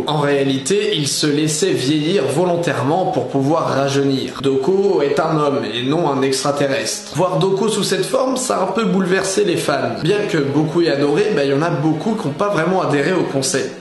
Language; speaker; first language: French; native; French